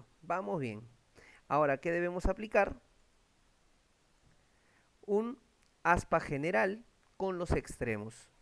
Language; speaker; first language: Spanish; native; Spanish